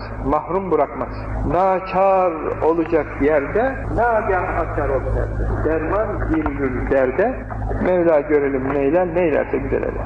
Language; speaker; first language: Turkish; native; Turkish